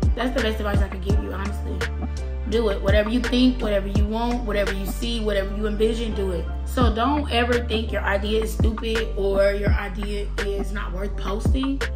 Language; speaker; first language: English; native; English